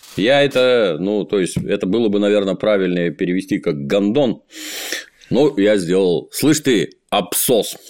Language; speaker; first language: Russian; native; Russian